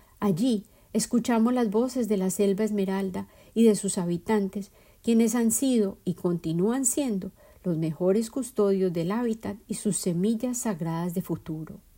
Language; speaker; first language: Spanish; native; Spanish